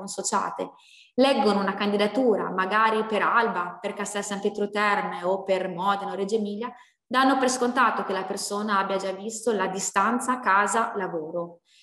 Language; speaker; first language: Italian; native; Italian